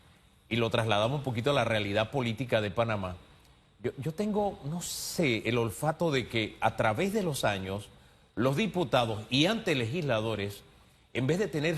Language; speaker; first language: Spanish; native; Spanish